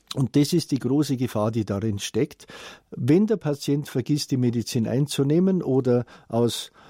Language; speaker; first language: German; native; German